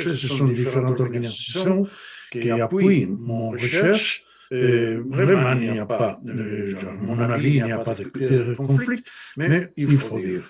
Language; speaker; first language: French; non-native, learner; Spanish